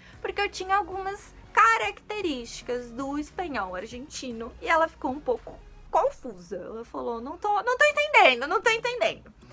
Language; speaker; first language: Portuguese; native; Portuguese